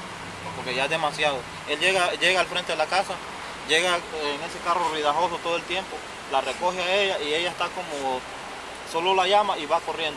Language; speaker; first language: Spanish; native; Spanish